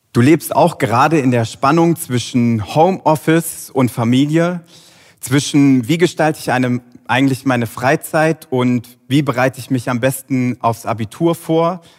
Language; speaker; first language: German; native; German